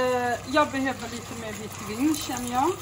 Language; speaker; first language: Swedish; non-native, fluent; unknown